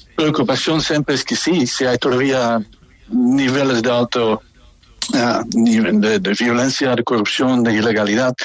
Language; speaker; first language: Spanish; non-native, fluent; Dutch